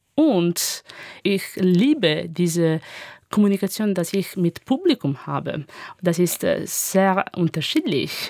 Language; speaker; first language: German; non-native, learner; Italian